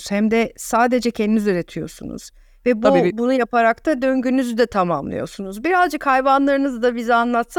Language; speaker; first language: Turkish; native; Turkish